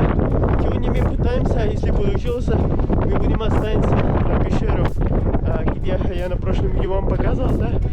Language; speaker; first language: Russian; non-native, learner; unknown